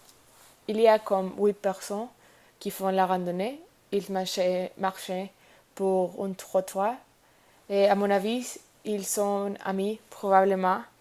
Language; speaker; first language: French; non-native, learner; Spanish